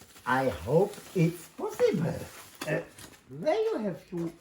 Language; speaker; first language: English; non-native, learner; Swedish